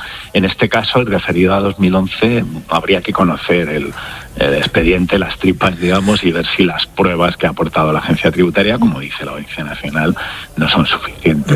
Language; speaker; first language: Spanish; native; Spanish